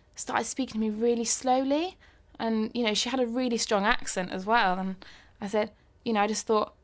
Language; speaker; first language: English; native; English